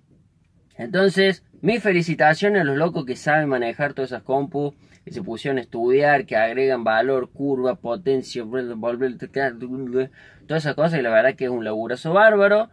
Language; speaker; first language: Spanish; native; Spanish